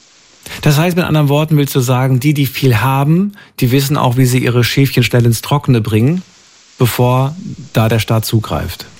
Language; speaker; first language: German; native; German